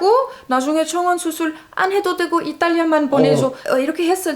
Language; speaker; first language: Korean; non-native, fluent; Arabic